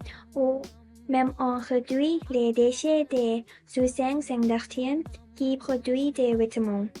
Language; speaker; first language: French; non-native, learner; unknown